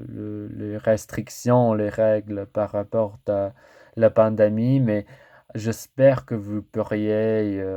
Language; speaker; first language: French; non-native, learner; English